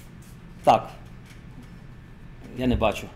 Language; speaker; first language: Ukrainian; non-native, local second language; Russian